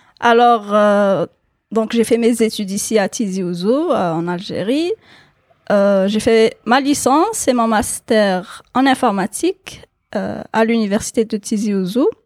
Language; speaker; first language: French; non-native, local second language; Kabyle